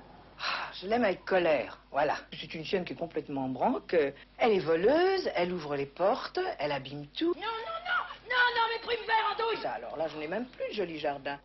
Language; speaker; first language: French; native; French